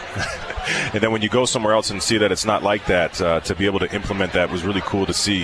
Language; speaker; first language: English; native; English